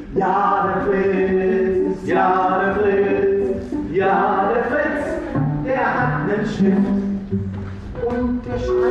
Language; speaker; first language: German; native; German